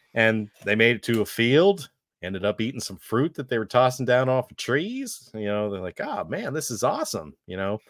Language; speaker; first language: English; native; English